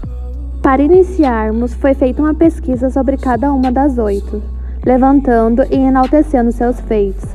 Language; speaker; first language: Portuguese; native; Portuguese